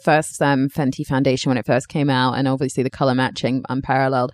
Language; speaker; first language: English; native; English